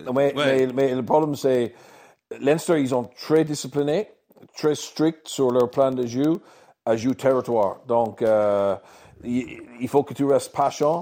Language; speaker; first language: French; non-native, learner; English